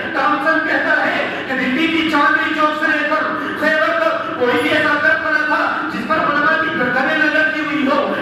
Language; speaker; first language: Urdu; native; Urdu